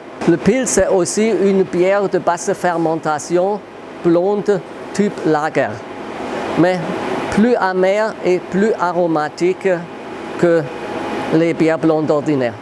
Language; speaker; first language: French; non-native, fluent; German